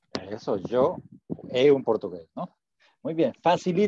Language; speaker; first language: Portuguese; non-native, fluent; Spanish